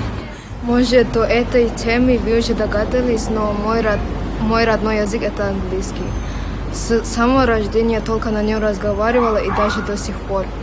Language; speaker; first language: Russian; non-native, local second language; English